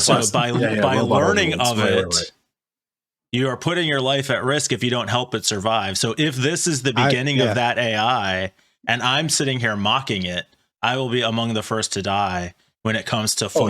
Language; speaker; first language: English; native; English